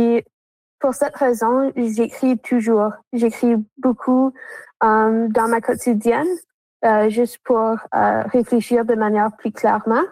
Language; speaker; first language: French; native; French